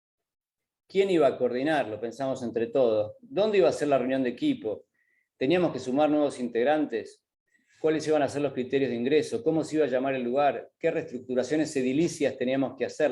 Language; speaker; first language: Spanish; native; Spanish